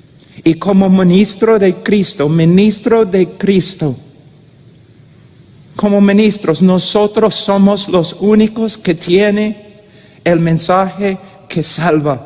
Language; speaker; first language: Spanish; non-native, fluent; English